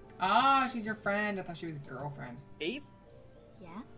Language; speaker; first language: English; native; English